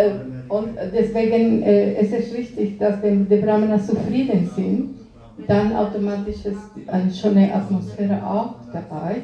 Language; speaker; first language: German; non-native, fluent; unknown